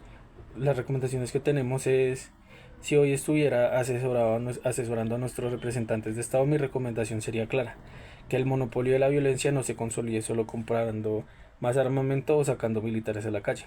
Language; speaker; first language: Spanish; native; Spanish